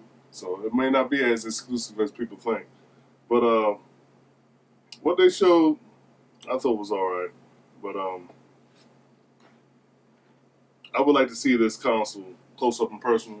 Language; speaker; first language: English; native; English